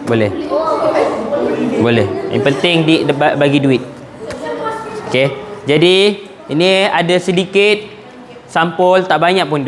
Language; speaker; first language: Malay; native; Malay